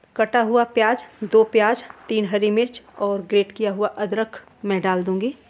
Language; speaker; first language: Hindi; native; Hindi